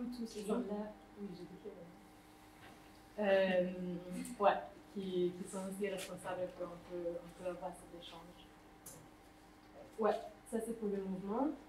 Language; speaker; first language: French; non-native, fluent; Dutch